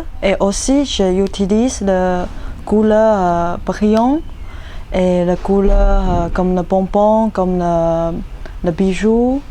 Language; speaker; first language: French; non-native, learner; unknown